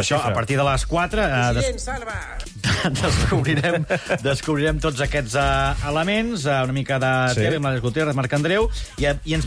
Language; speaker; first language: Catalan; native; Catalan